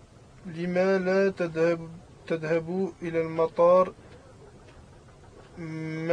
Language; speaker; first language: Arabic; non-native, learner; French